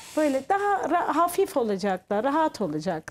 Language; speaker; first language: Turkish; non-native, fluent; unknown